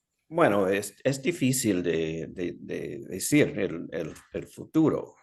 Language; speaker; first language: Spanish; non-native, fluent; English